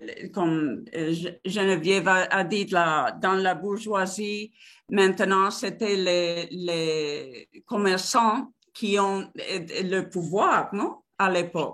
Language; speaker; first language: French; non-native, learner; Spanish